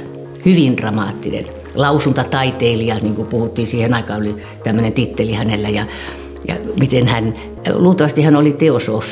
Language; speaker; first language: Finnish; native; Finnish